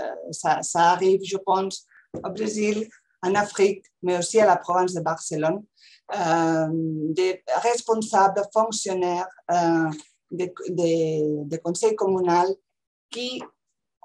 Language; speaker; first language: French; non-native, fluent; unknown